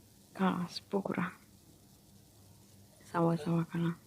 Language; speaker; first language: Arabic; non-native, learner; Oromo